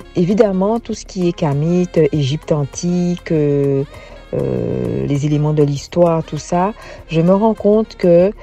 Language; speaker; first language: French; native; French